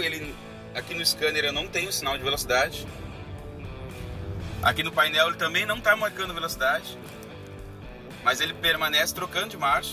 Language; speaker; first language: Portuguese; native; Portuguese